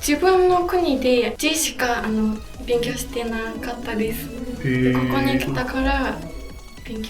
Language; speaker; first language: Japanese; non-native, fluent; Mongolian